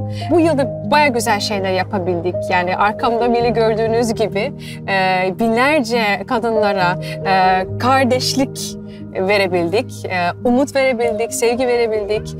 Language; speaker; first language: Turkish; early bilingual, heritage; Turkish